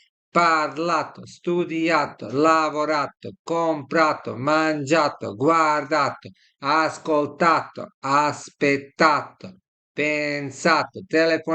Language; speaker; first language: Italian; non-native, fluent; Serbian